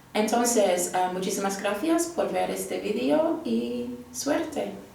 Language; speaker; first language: Spanish; non-native, fluent; English